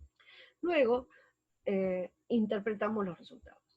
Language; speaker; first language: Spanish; native; Spanish